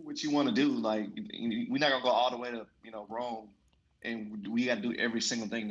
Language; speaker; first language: English; native; English